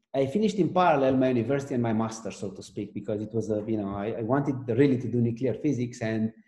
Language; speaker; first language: English; non-native, fluent; Romanian